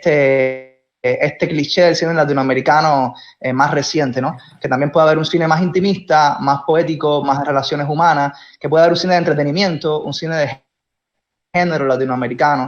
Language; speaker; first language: Spanish; native; Spanish